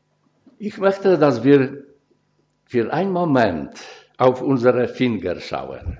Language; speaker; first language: German; non-native, fluent; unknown